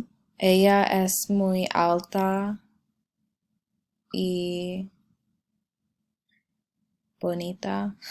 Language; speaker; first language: Spanish; non-native, learner; English